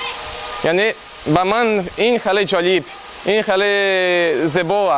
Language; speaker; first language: Persian; non-native, learner; Portuguese